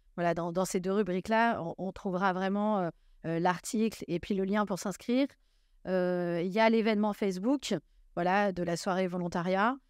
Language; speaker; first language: French; native; French